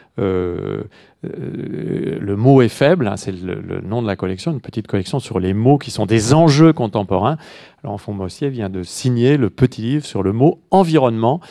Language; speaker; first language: French; native; French